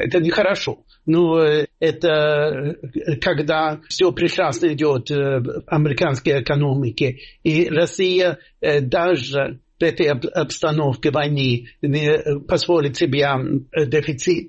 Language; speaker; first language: Russian; non-native, fluent; Swedish